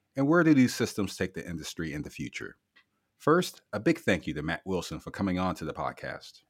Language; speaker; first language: English; native; English